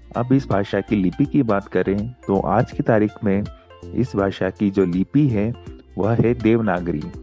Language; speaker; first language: Hindi; native; Hindi